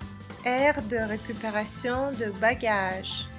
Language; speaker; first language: French; non-native, fluent; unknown